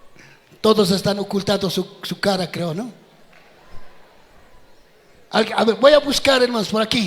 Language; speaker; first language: Spanish; native; Spanish